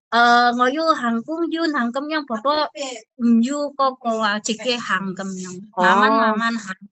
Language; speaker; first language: Cantonese; non-native, learner; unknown